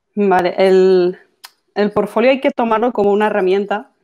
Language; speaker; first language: Spanish; native; Spanish